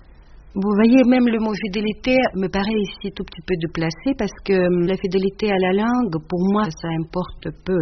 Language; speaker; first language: French; non-native, fluent; Russian